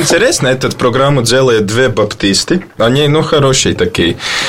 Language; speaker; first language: Russian; non-native, learner; Latvian